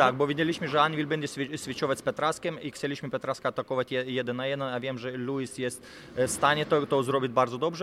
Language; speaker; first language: Polish; non-native, fluent; Lithuanian